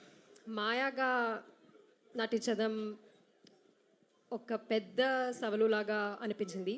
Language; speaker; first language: Telugu; non-native, learner; Malayalam